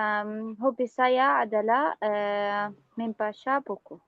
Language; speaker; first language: Indonesian; non-native, learner; Arabic